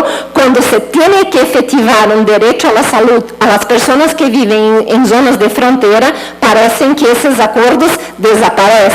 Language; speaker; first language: Spanish; non-native, learner; Portuguese